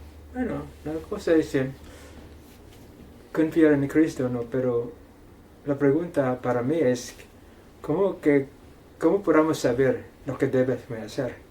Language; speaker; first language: Spanish; non-native, fluent; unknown